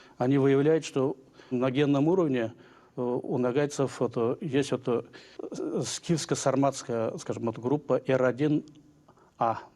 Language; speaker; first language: Russian; non-native, local second language; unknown